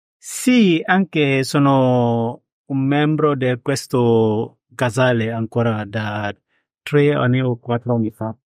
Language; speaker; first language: Italian; non-native, learner; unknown